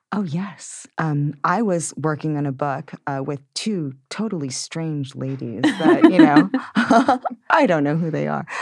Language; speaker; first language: English; native; English